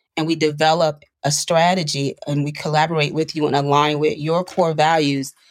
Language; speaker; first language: English; native; English